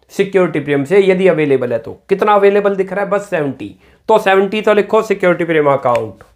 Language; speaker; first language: Hindi; native; Hindi